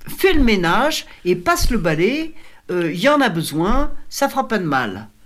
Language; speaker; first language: French; native; French